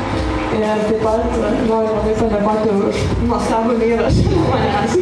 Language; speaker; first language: Lithuanian; native; Lithuanian